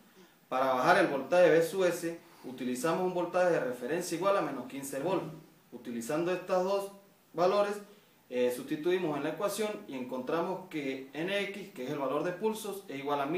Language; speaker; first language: Spanish; native; Spanish